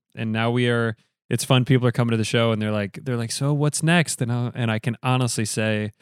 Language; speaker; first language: English; native; English